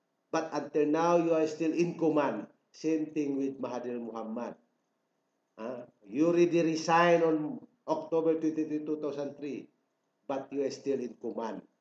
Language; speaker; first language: English; non-native, local second language; Tausug